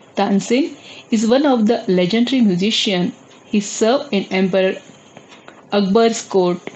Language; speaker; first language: English; non-native, local second language; Marathi